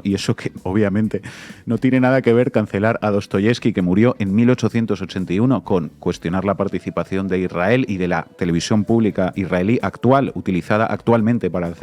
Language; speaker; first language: Spanish; native; Spanish